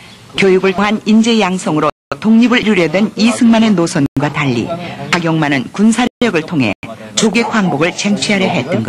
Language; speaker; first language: Korean; native; Korean